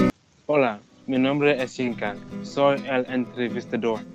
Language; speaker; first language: Spanish; non-native, learner; English